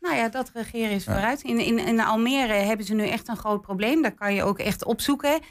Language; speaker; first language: Dutch; native; Dutch